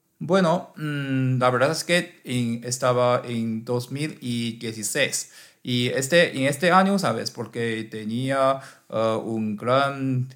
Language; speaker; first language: Spanish; non-native, learner; Chinese